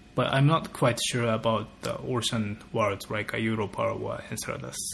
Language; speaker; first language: English; non-native, fluent; Japanese